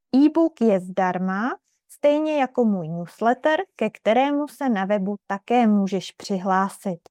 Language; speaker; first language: Czech; native; Czech